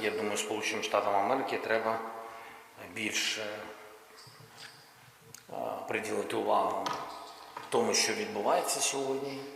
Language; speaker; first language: Ukrainian; non-native, local second language; Russian